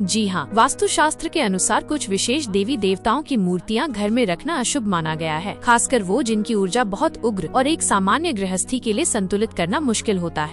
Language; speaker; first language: Hindi; native; Hindi